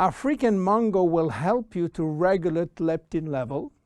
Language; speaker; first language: English; non-native, fluent; French